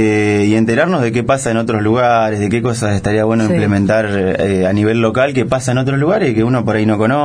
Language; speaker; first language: Spanish; native; Spanish